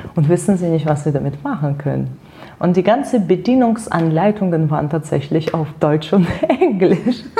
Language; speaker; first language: German; non-native, fluent; Russian